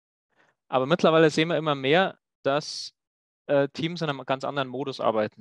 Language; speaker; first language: German; native; German